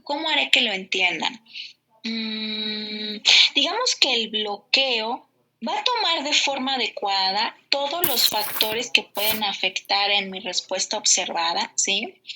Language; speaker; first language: Spanish; native; Spanish